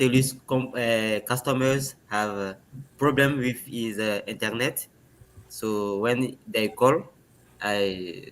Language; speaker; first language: English; non-native, learner; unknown